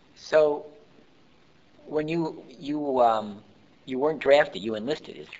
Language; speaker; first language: English; early bilingual, other home language; Yiddish